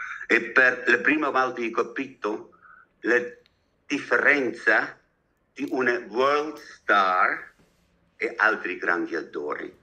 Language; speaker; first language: Italian; non-native, learner; German